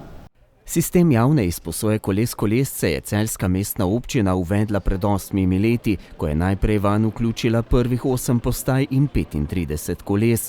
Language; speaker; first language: Slovenian; native; Slovenian